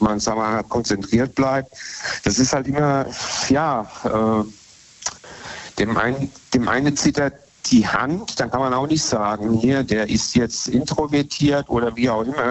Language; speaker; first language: German; native; German